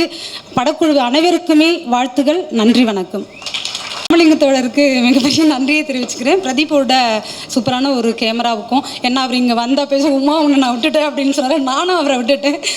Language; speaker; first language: Tamil; native; Tamil